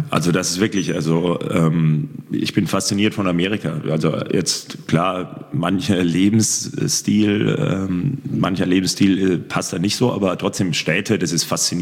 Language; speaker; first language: German; native; German